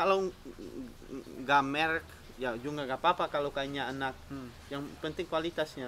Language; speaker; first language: Indonesian; non-native, fluent; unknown